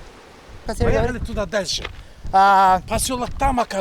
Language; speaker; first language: Russian; non-native, local second language; Kazakh